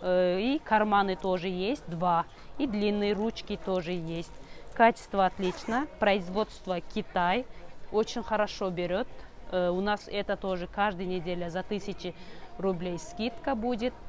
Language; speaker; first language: Russian; non-native, learner; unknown